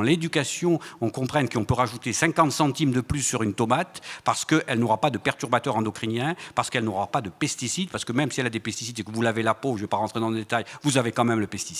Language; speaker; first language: French; native; French